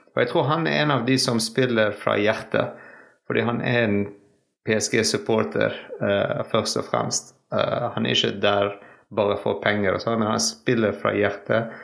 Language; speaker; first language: Norwegian; non-native, fluent; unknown